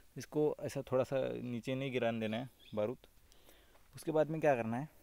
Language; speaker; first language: Hindi; non-native, local second language; Marathi